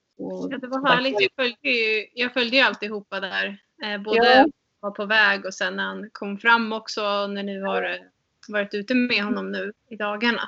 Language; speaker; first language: Swedish; native; Swedish